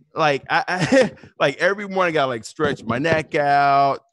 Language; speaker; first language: English; native; English